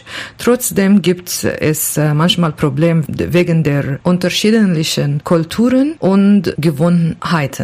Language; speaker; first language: German; non-native, learner; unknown